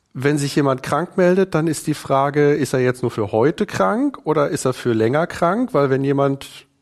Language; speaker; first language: German; native; German